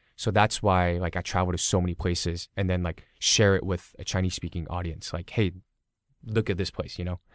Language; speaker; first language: English; early bilingual, other home language; Cantonese